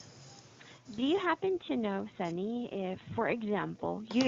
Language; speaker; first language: English; non-native, fluent; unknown